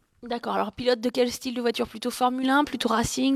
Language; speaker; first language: French; native; French